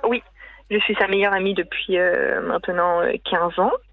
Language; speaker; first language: French; native; French